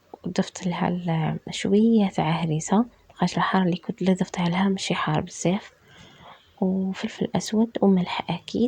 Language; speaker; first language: Arabic; native; Arabic